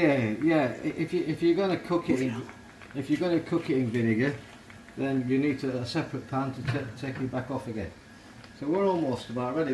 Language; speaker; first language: English; native; English